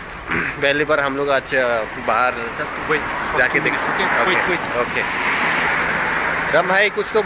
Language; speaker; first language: Hindi; non-native, local second language; Bangla